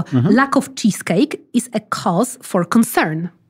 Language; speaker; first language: English; non-native, fluent; Polish